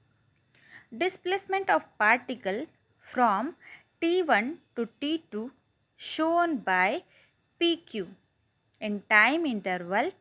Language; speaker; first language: English; non-native, local second language; Marathi